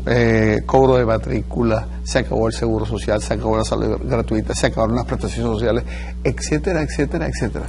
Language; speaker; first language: Spanish; native; Spanish